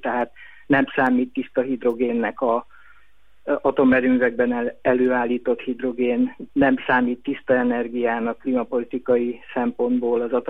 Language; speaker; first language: Hungarian; native; Hungarian